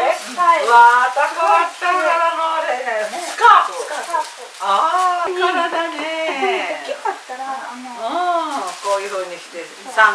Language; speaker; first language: Japanese; native; Japanese